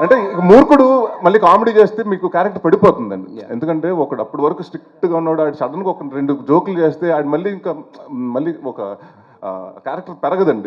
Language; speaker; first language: Telugu; native; Telugu